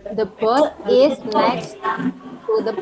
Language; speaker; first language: English; non-native, fluent; Indonesian